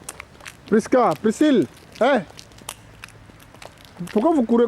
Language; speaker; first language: French; non-native, local second language; Lingala